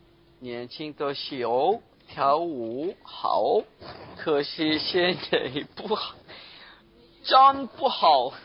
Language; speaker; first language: Chinese; non-native, learner; Korean